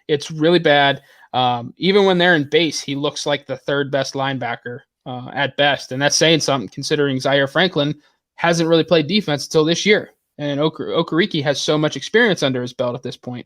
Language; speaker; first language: English; native; English